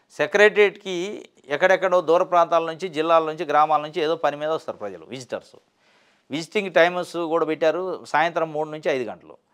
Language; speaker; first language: Telugu; native; Telugu